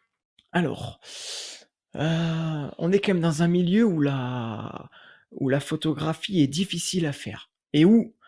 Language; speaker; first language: French; native; French